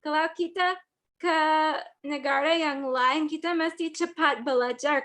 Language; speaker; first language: Indonesian; non-native, learner; English